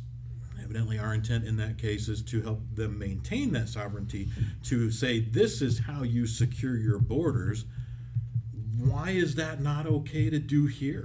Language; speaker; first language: English; native; English